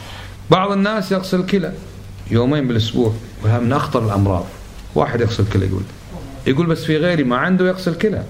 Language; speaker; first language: Arabic; native; Arabic